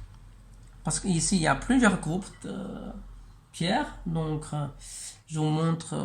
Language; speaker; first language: French; non-native, learner; Chinese